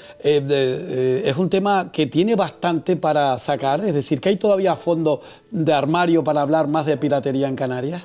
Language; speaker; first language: Spanish; native; Spanish